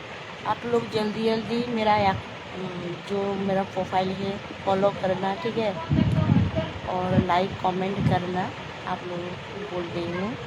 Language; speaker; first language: Hindi; non-native, local second language; Bangla